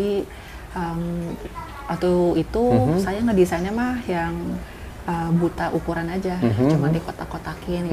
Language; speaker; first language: Indonesian; native; Indonesian